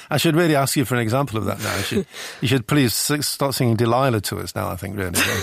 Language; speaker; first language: English; native; English